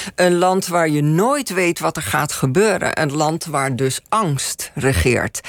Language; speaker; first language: Dutch; native; Dutch